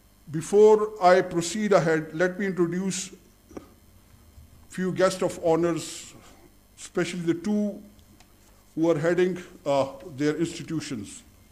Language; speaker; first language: English; non-native, local second language; Urdu